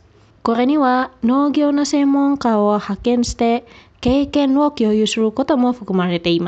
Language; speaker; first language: Japanese; non-native, fluent; Indonesian